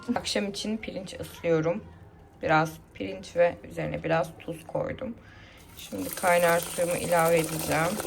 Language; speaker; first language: Turkish; native; Turkish